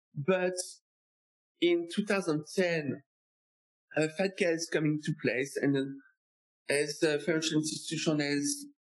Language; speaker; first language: English; non-native, fluent; French